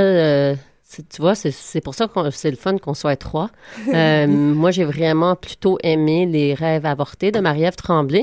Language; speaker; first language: French; native; French